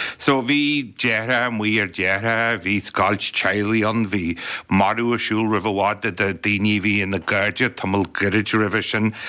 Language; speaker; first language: Irish; native; Irish